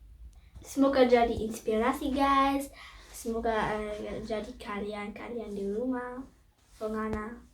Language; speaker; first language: Indonesian; early bilingual, heritage; Indonesian